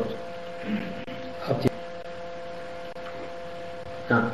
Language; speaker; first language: German; non-native, fluent; Arabic